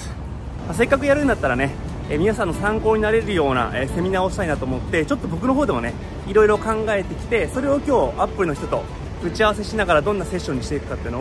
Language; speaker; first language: Japanese; native; Japanese